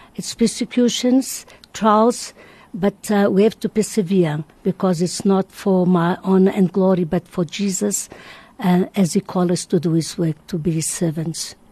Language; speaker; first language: English; non-native, learner; Portuguese